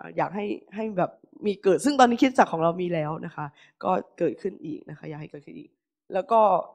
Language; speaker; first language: Thai; native; Thai